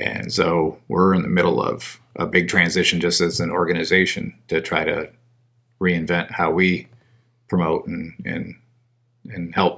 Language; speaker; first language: English; native; English